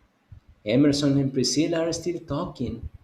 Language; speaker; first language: English; non-native, fluent; Spanish